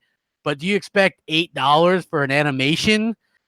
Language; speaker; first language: English; native; English